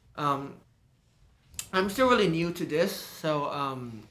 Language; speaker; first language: English; non-native, local second language; Cantonese